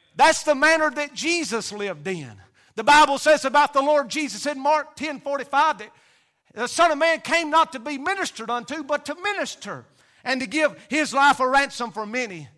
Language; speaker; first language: English; native; English